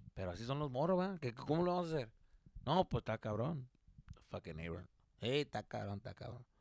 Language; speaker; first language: Spanish; early bilingual, other home language; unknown